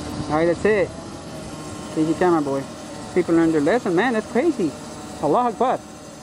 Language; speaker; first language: English; early bilingual, other home language; Spanish